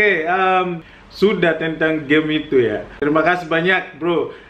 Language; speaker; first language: Indonesian; non-native, fluent; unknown